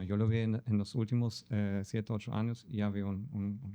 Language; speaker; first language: Spanish; non-native, fluent; German